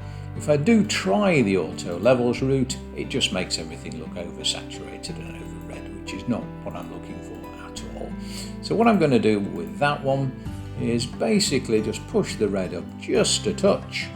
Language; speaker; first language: English; native; English